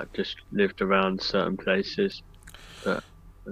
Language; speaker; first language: English; native; English